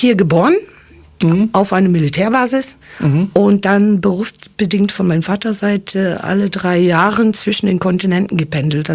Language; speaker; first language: German; non-native, fluent; English